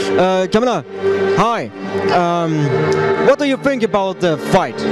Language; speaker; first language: English; non-native, learner; German